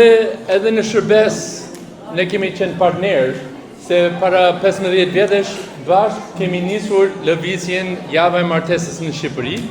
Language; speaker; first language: Albanian; non-native, fluent; English